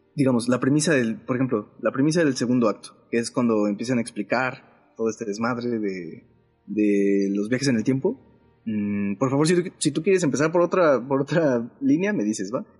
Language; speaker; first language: Spanish; native; Spanish